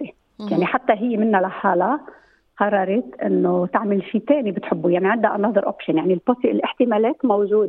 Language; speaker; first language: Arabic; native; Arabic